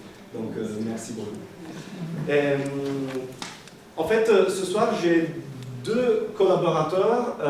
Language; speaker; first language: French; non-native, fluent; Italian